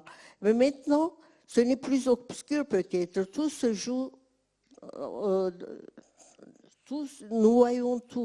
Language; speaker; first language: French; non-native, fluent; Turkish